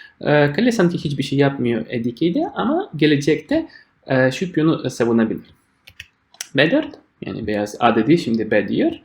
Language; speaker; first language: Turkish; non-native, fluent; Russian